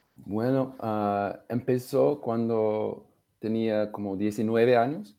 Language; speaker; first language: Spanish; non-native, fluent; English